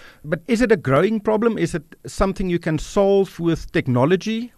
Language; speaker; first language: English; non-native, local second language; Afrikaans